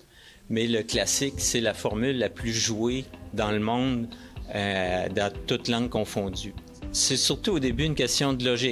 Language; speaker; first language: French; native; French